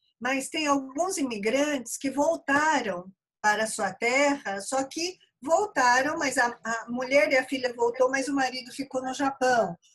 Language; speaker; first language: Portuguese; early bilingual, other home language; Japanese